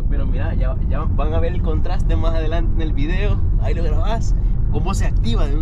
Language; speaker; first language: Spanish; native; Spanish